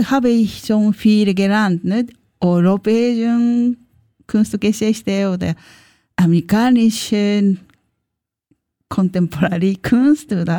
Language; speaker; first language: German; non-native, learner; Japanese